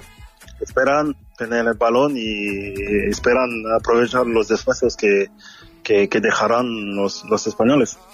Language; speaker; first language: Spanish; non-native, fluent; French